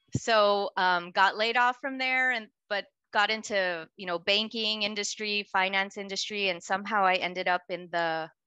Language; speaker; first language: English; native; English